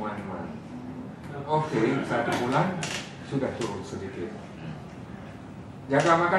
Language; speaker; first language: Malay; non-native, local second language; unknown